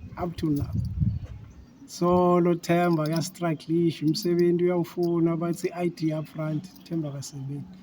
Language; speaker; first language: Zulu; non-native, local second language; Swati